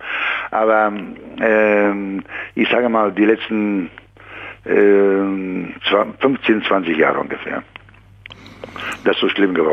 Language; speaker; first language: German; non-native, fluent; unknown